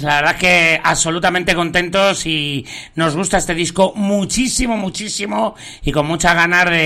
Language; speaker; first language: Spanish; native; Spanish